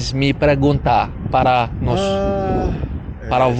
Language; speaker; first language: Spanish; non-native, learner; English